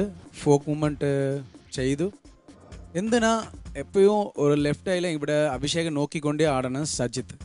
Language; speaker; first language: Malayalam; non-native, local second language; Tamil